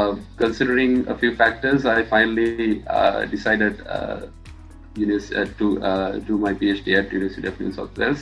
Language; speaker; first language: English; non-native, local second language; Sinhala